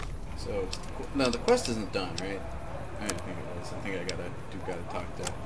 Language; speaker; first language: English; native; English